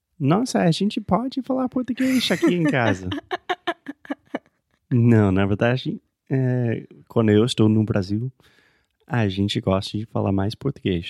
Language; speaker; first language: Portuguese; non-native, fluent; English